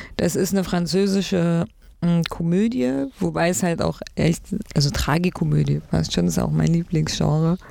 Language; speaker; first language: German; early bilingual, other home language; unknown